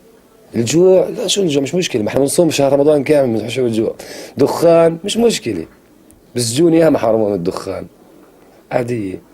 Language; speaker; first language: Arabic; native; Arabic